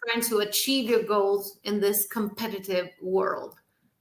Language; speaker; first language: English; non-native, fluent; Spanish